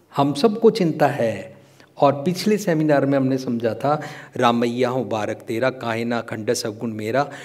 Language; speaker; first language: Hindi; non-native, local second language; Punjabi